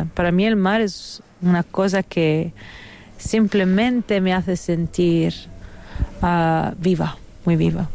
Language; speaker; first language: Spanish; non-native, fluent; Italian